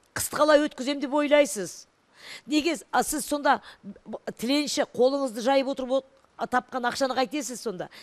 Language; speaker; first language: Kazakh; native; Kazakh